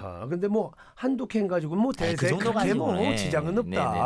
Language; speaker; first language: Korean; native; Korean